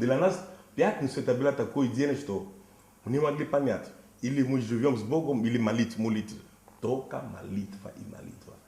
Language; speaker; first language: Russian; non-native, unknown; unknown